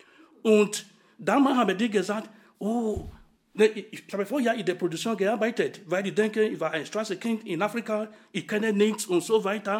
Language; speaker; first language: German; non-native, fluent; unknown